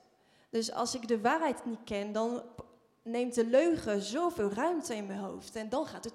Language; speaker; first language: Dutch; non-native, fluent; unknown